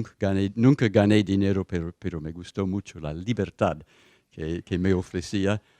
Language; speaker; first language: Spanish; non-native, fluent; English